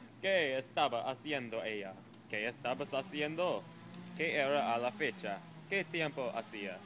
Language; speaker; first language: Spanish; non-native, learner; English